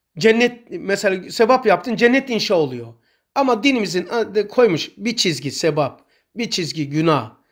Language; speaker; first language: Turkish; native; Turkish